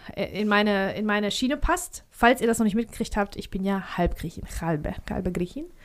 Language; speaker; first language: German; early bilingual, heritage; Greek